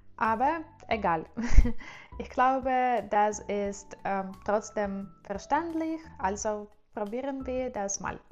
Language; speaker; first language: German; non-native, learner; Ukrainian